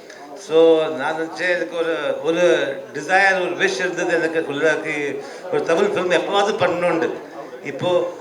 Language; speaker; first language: Tamil; early bilingual, heritage; Tamil